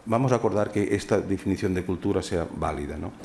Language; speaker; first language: Spanish; non-native, local second language; Catalan